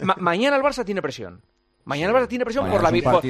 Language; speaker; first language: Spanish; native; Spanish